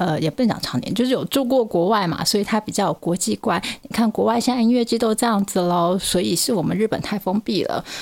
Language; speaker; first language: Chinese; native; Chinese